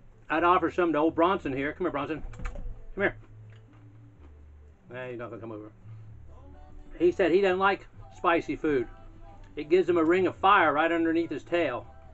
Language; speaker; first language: English; native; English